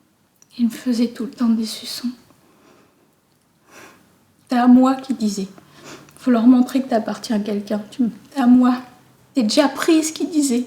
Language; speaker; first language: French; native; French